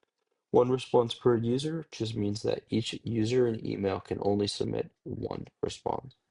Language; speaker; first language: English; native; English